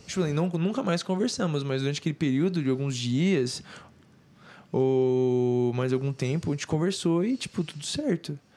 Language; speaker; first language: Portuguese; native; Portuguese